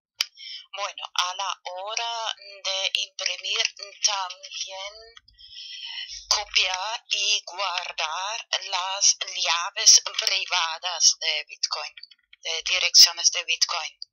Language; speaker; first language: Spanish; non-native, fluent; German